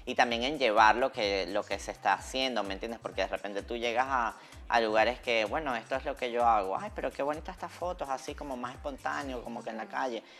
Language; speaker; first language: Spanish; native; Spanish